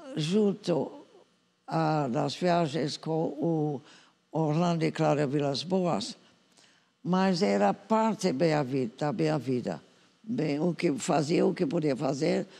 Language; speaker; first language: Portuguese; non-native, fluent; English